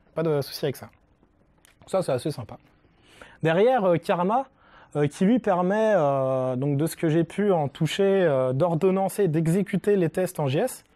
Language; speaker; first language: French; native; French